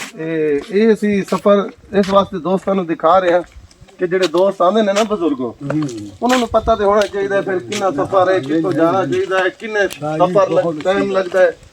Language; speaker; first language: Punjabi; non-native, local second language; Saraiki